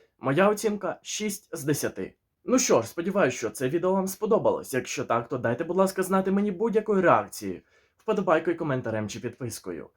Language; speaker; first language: Ukrainian; native; Ukrainian